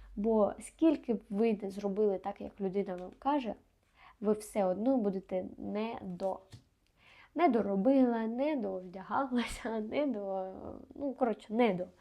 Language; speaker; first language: Ukrainian; non-native, local second language; Russian